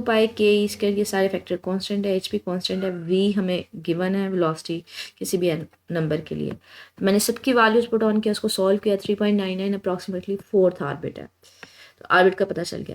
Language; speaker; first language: Hindi; non-native, local second language; Punjabi